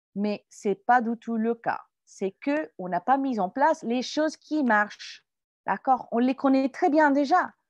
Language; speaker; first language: French; non-native, fluent; English